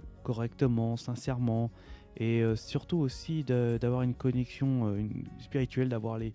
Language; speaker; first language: French; native; French